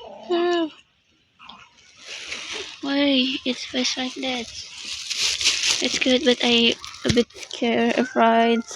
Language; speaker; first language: English; non-native, learner; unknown